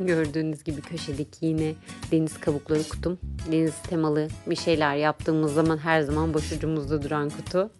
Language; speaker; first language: Turkish; native; Turkish